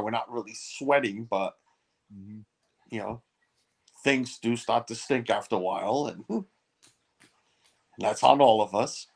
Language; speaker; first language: English; native; English